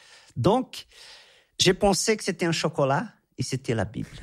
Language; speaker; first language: French; non-native, fluent; Portuguese